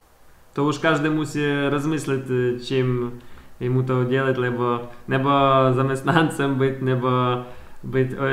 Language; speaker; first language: Czech; non-native, learner; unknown